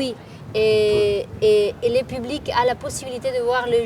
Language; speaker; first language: French; non-native, fluent; Spanish